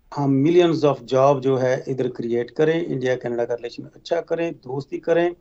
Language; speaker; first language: Hindi; native; Hindi